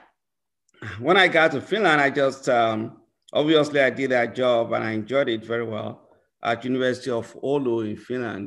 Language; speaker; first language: English; non-native, local second language; Yoruba